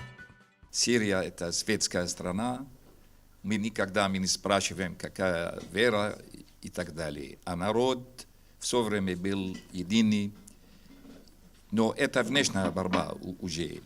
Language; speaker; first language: Russian; non-native, fluent; Arabic